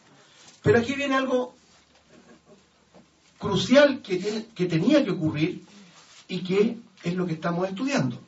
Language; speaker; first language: Spanish; native; Spanish